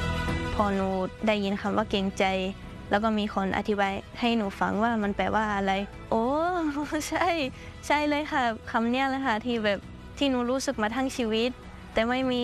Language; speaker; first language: Thai; non-native, fluent; Estonian